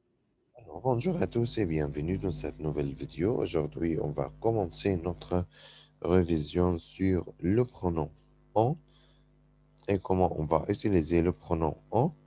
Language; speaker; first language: French; non-native, fluent; Arabic